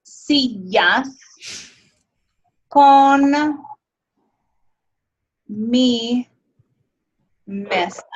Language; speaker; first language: Spanish; non-native, fluent; English